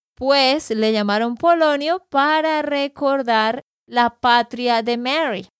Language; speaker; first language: Spanish; native; Spanish